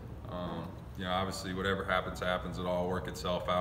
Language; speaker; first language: English; native; English